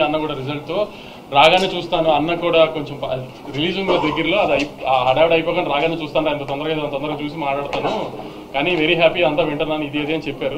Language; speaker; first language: Telugu; native; Telugu